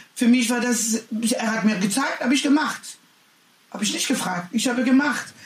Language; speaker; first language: German; non-native, learner; French